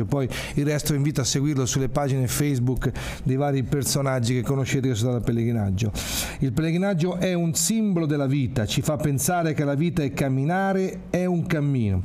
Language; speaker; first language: Italian; native; Italian